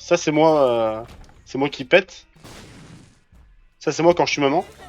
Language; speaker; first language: French; native; French